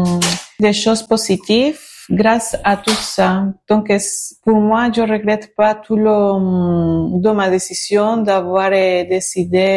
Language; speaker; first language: French; non-native, learner; Spanish